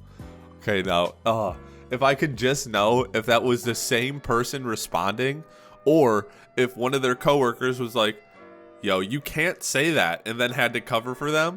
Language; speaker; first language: English; native; English